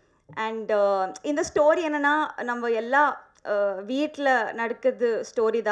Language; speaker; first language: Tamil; non-native, learner; Telugu